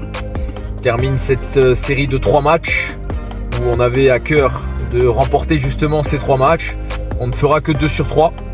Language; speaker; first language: French; native; French